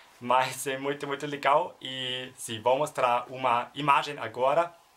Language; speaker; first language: Portuguese; non-native, learner; German